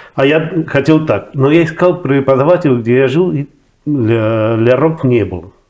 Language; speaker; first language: Russian; non-native, fluent; Spanish